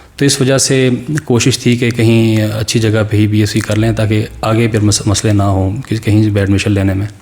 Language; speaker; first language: Urdu; non-native, local second language; Pashto